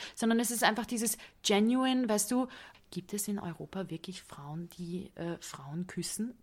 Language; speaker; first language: German; non-native, fluent; Hungarian